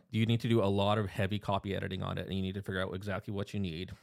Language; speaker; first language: English; native; English